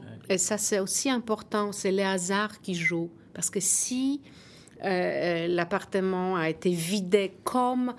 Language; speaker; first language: French; non-native, fluent; Polish